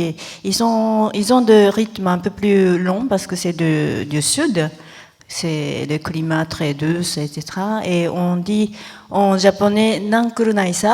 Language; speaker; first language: French; non-native, fluent; Japanese